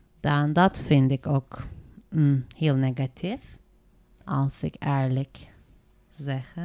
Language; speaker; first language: Dutch; non-native, learner; Turkish